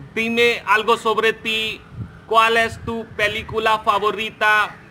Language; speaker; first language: Spanish; non-native, fluent; Hindi